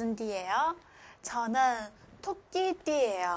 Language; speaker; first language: Korean; non-native, fluent; Chinese